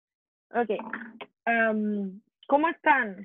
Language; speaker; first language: Spanish; non-native, fluent; English